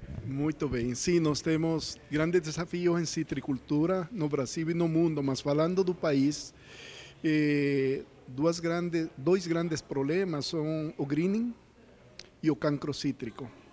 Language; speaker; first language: Portuguese; non-native, fluent; Spanish